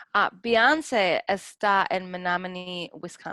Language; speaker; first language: Spanish; non-native, learner; English